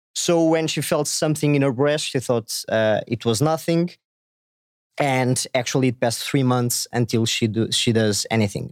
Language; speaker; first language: English; non-native, fluent; Portuguese